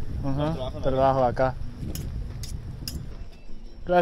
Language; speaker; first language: Spanish; non-native, learner; Chinese